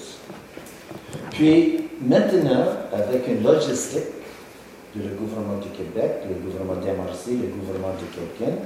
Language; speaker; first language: French; non-native, local second language; English